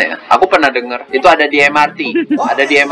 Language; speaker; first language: Indonesian; non-native, fluent; Korean